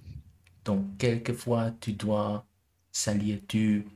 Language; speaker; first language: French; non-native, learner; German